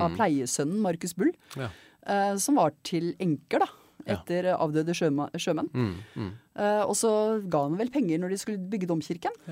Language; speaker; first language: Norwegian; native; Norwegian